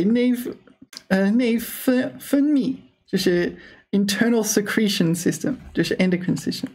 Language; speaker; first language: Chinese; non-native, learner; English